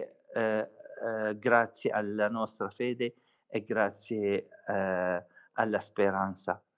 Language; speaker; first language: Italian; non-native, fluent; Arabic